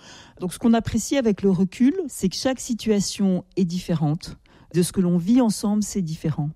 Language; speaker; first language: French; native; French